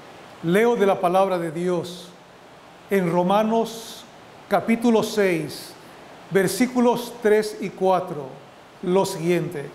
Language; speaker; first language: Spanish; native; Spanish